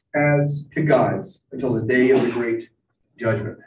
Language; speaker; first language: English; native; English